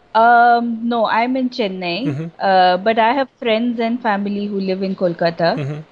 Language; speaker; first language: English; non-native, local second language; Bangla